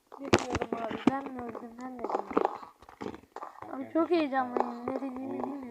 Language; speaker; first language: Turkish; native; Turkish